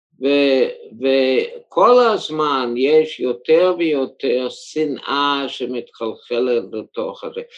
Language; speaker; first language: Hebrew; early bilingual, heritage; German